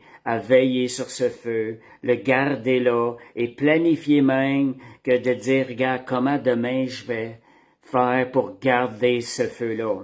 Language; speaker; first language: French; native; French